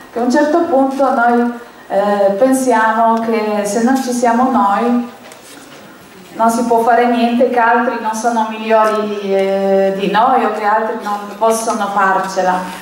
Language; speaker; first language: Italian; non-native, fluent; Polish